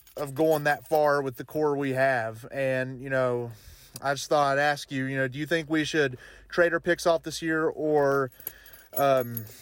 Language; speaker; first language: English; native; English